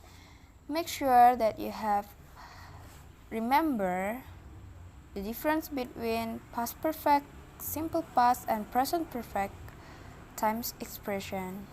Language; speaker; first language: English; non-native, learner; Indonesian